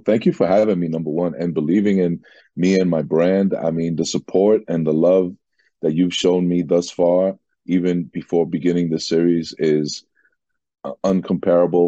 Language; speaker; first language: English; native; English